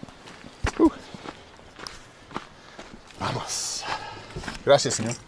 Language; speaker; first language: Spanish; non-native, learner; English